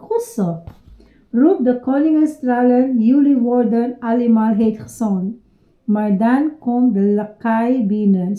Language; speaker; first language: Dutch; non-native, learner; Iloko